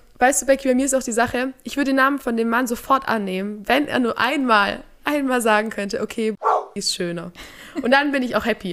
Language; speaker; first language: German; native; German